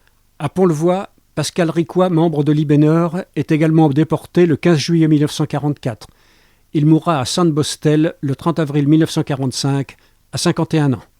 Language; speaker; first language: French; native; French